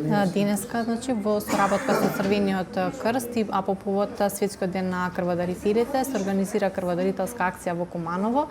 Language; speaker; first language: Macedonian; native; Macedonian